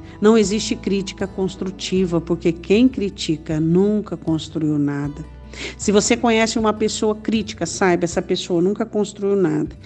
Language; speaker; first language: Portuguese; native; Portuguese